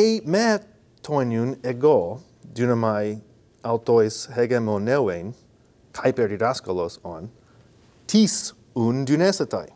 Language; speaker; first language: Greek; non-native, fluent; English